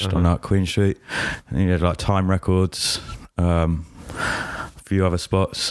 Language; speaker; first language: English; native; English